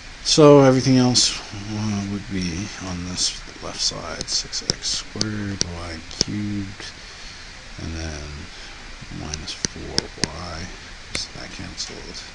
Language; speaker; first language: English; native; English